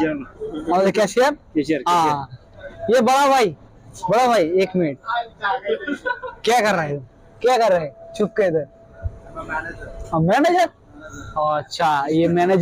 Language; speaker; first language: Hindi; non-native, learner; Bangla